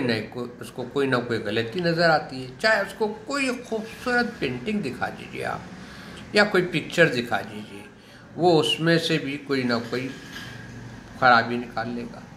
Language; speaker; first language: Hindi; native; Hindi